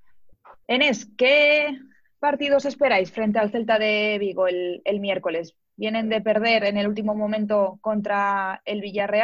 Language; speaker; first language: Spanish; native; Spanish